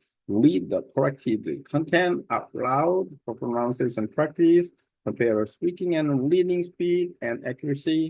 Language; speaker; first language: English; non-native, learner; Korean